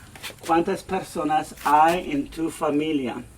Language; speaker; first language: Spanish; non-native, fluent; English